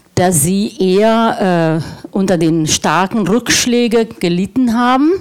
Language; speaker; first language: German; non-native, fluent; Italian